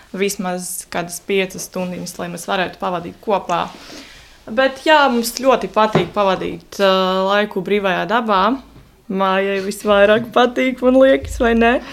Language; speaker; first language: Latvian; non-native, local second language; Russian